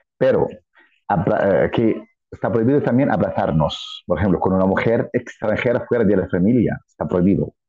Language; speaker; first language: Spanish; non-native, fluent; Arabic